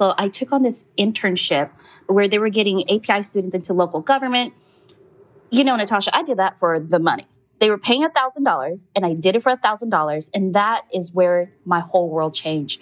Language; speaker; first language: English; native; English